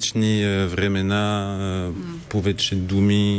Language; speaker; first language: Bulgarian; non-native, learner; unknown